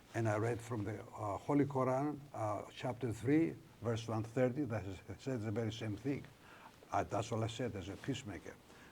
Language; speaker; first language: English; non-native, fluent; Greek